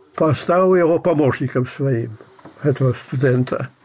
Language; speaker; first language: Russian; non-native, local second language; Belarusian